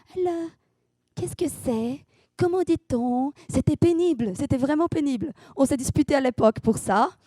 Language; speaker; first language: French; non-native, fluent; Portuguese